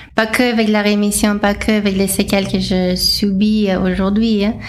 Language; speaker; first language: French; non-native, fluent; English